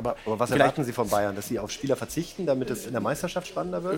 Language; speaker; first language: German; native; German